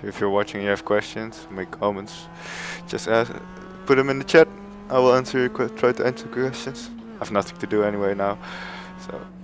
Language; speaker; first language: English; non-native, fluent; Dutch